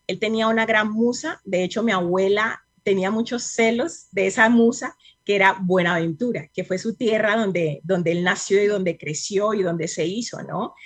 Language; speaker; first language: Spanish; native; Spanish